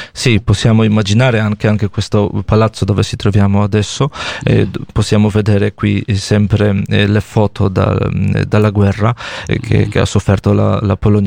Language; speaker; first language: Italian; non-native, fluent; Polish